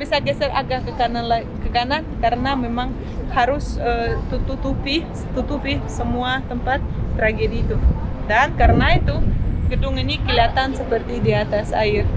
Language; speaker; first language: Indonesian; non-native, fluent; Russian